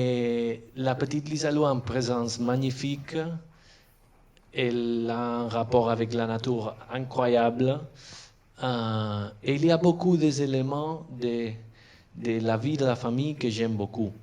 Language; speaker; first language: French; non-native, fluent; Catalan